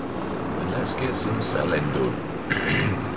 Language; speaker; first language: English; native; English